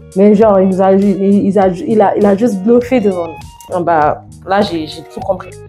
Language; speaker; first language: French; non-native, fluent; Yoruba